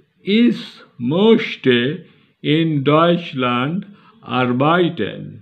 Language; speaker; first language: German; non-native, learner; Bangla